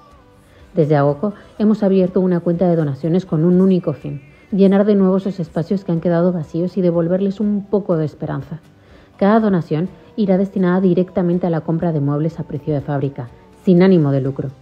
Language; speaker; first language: Spanish; native; Spanish